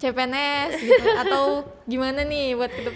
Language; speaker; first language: Indonesian; native; Indonesian